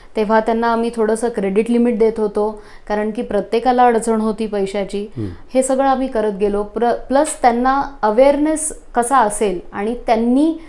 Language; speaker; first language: Marathi; native; Marathi